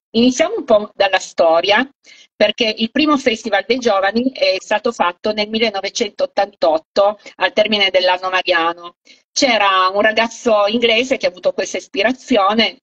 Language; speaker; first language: Italian; native; Italian